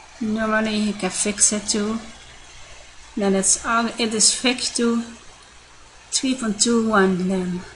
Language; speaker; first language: English; non-native, fluent; Dutch